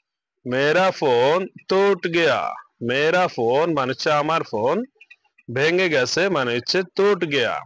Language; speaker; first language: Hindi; non-native, learner; Bangla